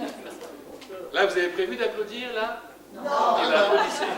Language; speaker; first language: French; native; French